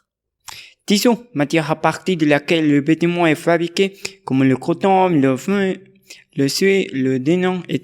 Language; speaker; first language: French; non-native, learner; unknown